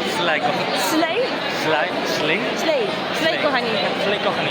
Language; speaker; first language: Polish; non-native, learner; Spanish